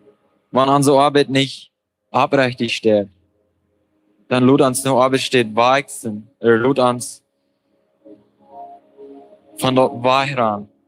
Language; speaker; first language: German; non-native, local second language; Plautdietsch